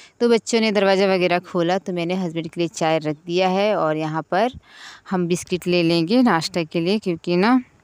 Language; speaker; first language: Hindi; native; Hindi